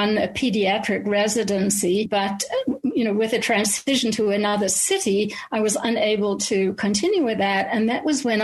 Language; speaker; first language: English; native; English